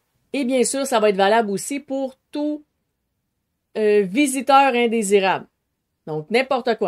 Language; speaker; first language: French; native; French